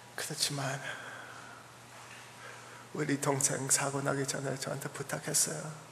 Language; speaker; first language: Korean; early bilingual, heritage; English